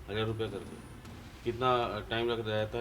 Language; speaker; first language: Hindi; non-native, local second language; Bangla